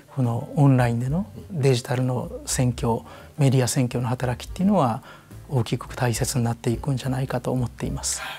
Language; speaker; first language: Japanese; native; Japanese